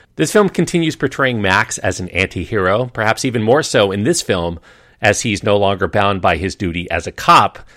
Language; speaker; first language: English; native; English